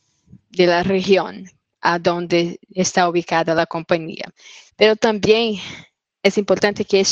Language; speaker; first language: Spanish; non-native, fluent; Portuguese